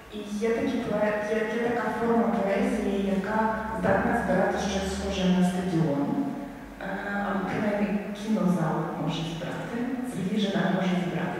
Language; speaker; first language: Polish; non-native, learner; Ukrainian